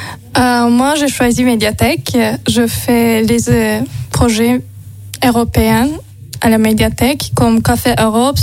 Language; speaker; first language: French; non-native, learner; Azerbaijani